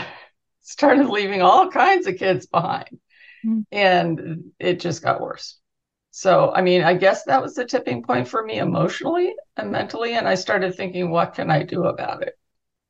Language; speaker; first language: English; native; English